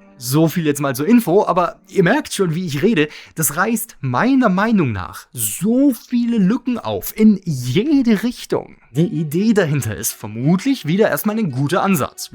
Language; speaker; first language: German; native; German